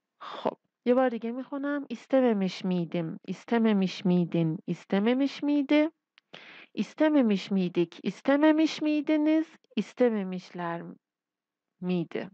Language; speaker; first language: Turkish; non-native, fluent; Persian